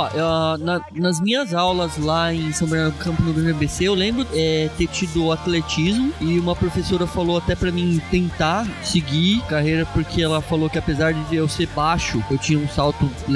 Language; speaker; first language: Portuguese; native; Portuguese